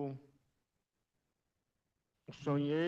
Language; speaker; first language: Portuguese; non-native, local second language; Yanomámi